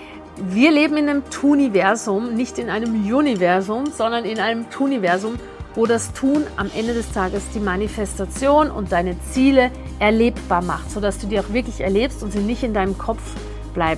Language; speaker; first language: German; native; German